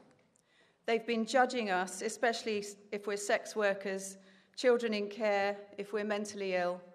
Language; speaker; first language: English; native; English